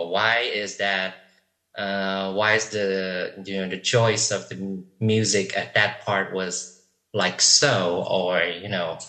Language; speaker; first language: English; non-native, fluent; Vietnamese